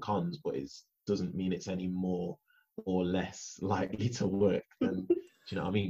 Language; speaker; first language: English; native; English